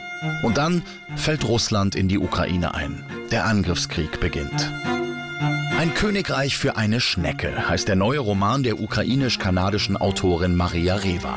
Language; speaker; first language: German; native; German